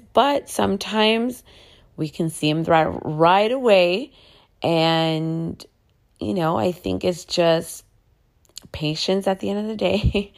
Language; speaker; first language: English; early bilingual, other home language; Spanish